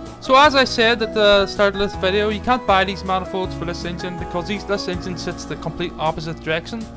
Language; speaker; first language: English; native; English